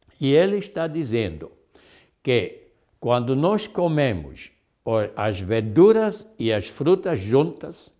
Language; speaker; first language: Portuguese; non-native, fluent; German